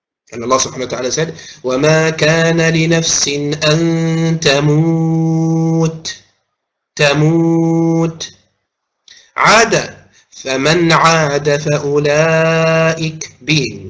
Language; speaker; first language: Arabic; non-native, fluent; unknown